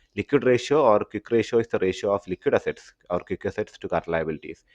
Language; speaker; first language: English; non-native, local second language; Malayalam